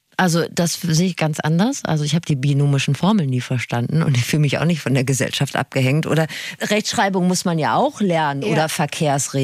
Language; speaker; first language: German; native; German